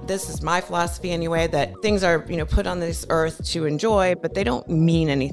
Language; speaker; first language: English; native; English